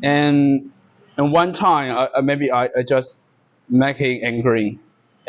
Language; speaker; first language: English; non-native, learner; Chinese